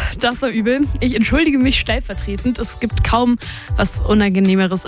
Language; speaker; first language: German; native; German